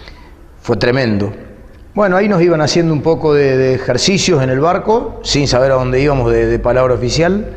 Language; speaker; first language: Spanish; native; Spanish